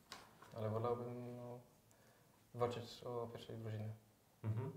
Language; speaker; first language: Polish; early bilingual, heritage; French